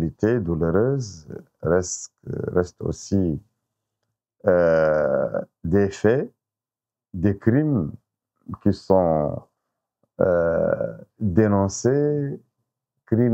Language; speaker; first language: French; non-native, local second language; Arabic